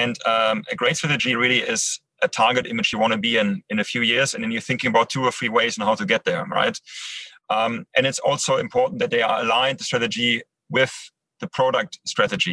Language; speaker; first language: English; non-native, fluent; German